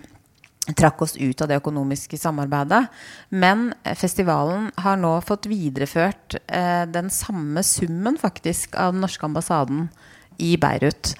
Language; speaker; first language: Norwegian; native; Norwegian